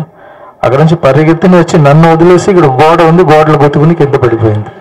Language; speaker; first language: Telugu; non-native, local second language; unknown